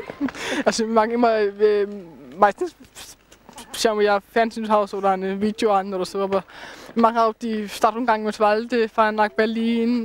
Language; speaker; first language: German; non-native, fluent; Danish